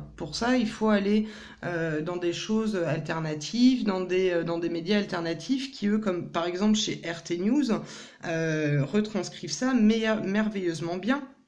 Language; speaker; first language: French; native; French